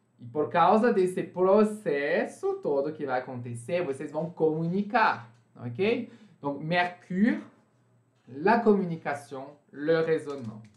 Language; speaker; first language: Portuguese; non-native, fluent; French